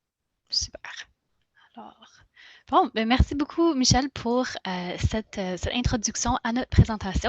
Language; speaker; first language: French; native; French